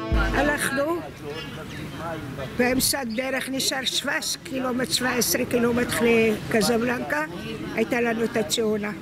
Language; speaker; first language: Hebrew; non-native, fluent; Arabic